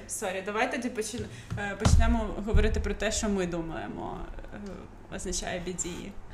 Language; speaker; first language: Ukrainian; non-native, local second language; Russian